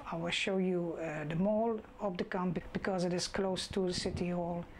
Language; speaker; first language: English; non-native, fluent; Dutch